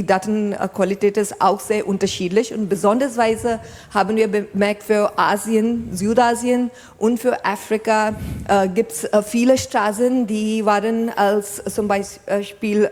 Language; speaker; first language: German; non-native, fluent; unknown